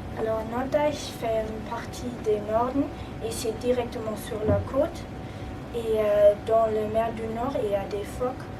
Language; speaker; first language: French; non-native, learner; German